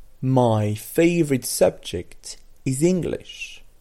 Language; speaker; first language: English; non-native, fluent; French